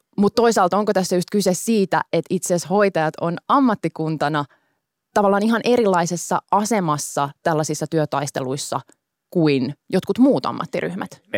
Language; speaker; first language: Finnish; native; Finnish